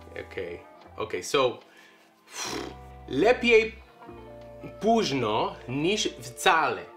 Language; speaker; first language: Polish; non-native, learner; Spanish